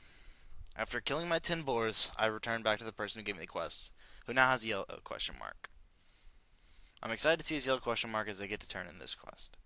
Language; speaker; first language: English; native; English